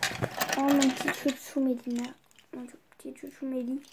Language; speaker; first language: French; native; French